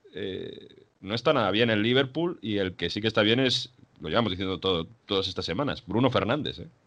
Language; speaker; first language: Spanish; native; Spanish